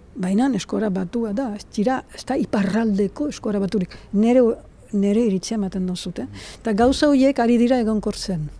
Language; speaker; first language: Basque; native; Basque